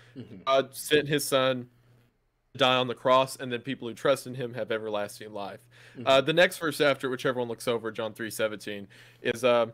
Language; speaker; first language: English; native; English